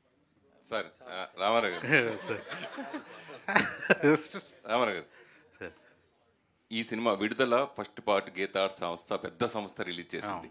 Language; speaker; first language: Telugu; native; Telugu